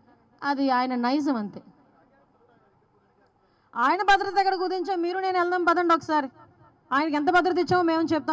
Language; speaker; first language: Telugu; native; Telugu